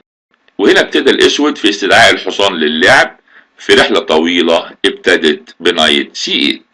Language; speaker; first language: Arabic; native; Arabic